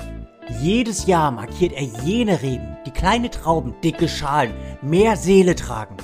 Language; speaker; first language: German; native; German